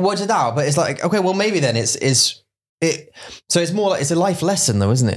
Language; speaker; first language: English; native; English